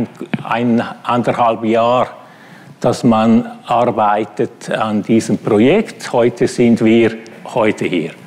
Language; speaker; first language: German; non-native, fluent; Italian